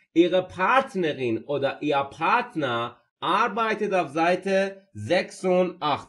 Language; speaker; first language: German; non-native, fluent; Persian